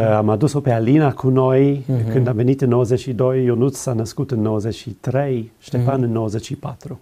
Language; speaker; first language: Romanian; non-native, fluent; English